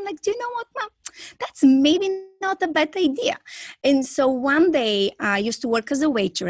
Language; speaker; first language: English; non-native, fluent; Bulgarian